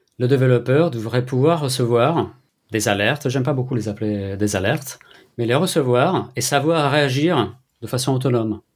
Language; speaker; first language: French; non-native, fluent; Italian